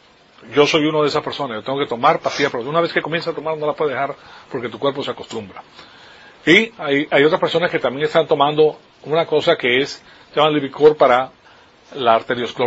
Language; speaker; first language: Spanish; native; Spanish